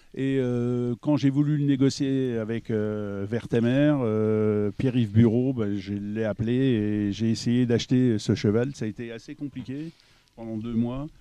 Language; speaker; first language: French; native; French